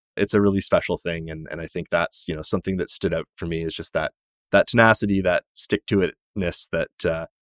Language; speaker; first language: English; native; English